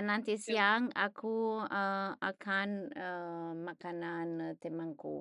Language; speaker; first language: Indonesian; non-native, learner; English